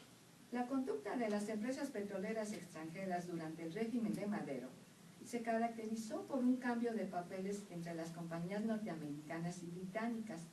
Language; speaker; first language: Spanish; native; Spanish